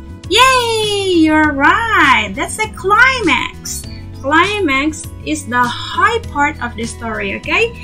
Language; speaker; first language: English; non-native, fluent; Indonesian